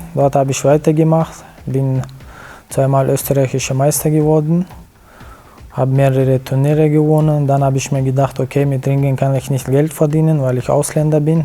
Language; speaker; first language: German; non-native, fluent; Chechen